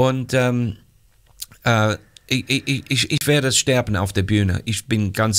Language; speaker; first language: German; non-native, fluent; English